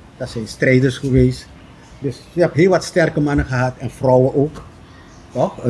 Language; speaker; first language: Dutch; native; Dutch